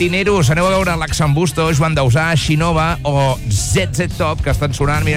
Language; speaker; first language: Catalan; native; Catalan